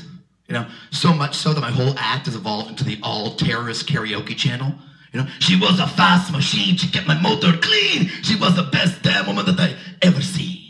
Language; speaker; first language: English; native; English